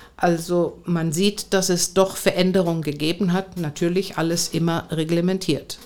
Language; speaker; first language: German; non-native, fluent; Greek